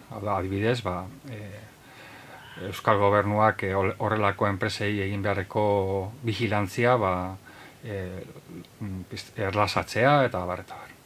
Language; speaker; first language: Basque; native; Basque